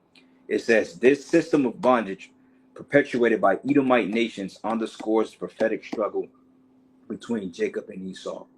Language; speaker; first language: English; native; English